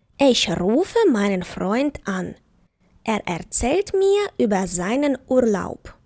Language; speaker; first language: German; non-native, fluent; Ukrainian